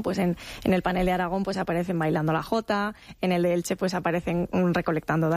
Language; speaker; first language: Spanish; native; Spanish